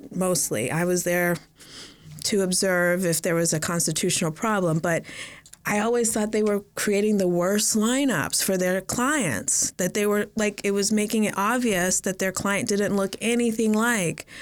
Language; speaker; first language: English; native; English